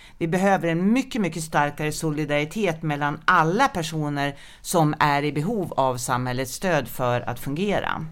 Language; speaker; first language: Swedish; native; Swedish